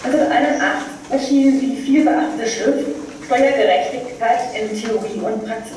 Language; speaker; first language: German; native; German